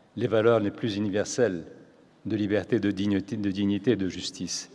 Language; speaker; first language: French; non-native, local second language; Arabic